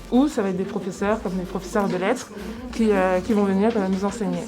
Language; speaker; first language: French; native; French